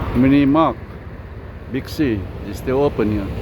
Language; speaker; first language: English; non-native, learner; Lao